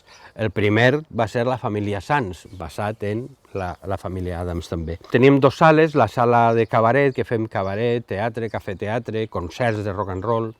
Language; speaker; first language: Catalan; native; Catalan